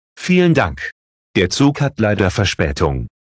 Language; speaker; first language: German; native; German